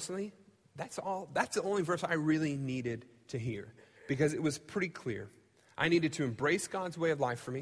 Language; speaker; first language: English; native; English